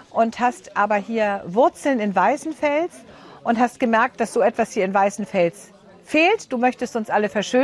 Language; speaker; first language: German; native; German